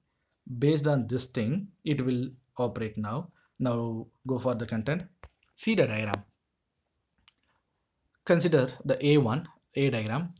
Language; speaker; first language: English; non-native, local second language; Tamil